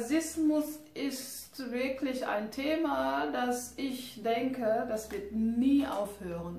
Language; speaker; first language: German; non-native, fluent; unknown